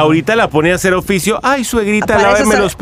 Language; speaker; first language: Spanish; native; Spanish